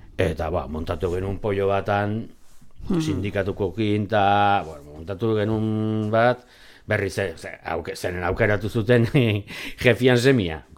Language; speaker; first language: Basque; non-native, local second language; Spanish